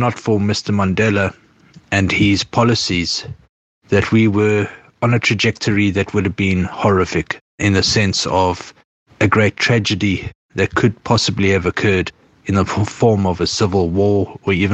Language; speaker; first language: English; native; English